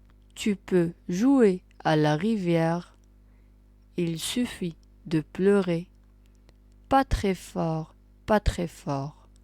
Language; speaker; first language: French; non-native, local second language; Arabic